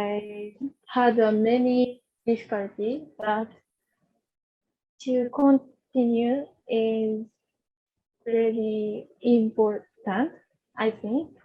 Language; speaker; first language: English; non-native, learner; Japanese